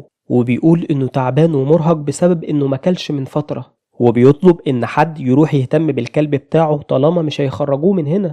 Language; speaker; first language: Arabic; native; Arabic